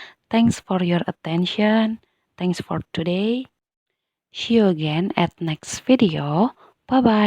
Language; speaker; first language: English; non-native, fluent; Indonesian